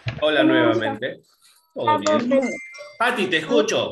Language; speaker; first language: Spanish; native; Spanish